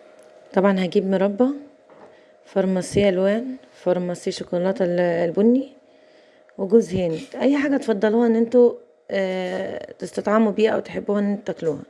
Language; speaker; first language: Arabic; native; Arabic